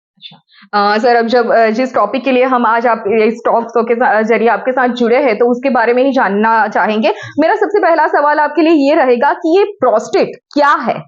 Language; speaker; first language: Hindi; non-native, local second language; Gujarati